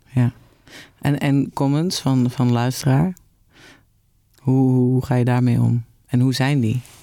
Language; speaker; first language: Dutch; native; Dutch